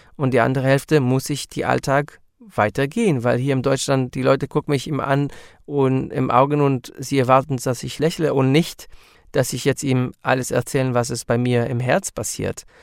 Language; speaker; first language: German; non-native, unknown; Hebrew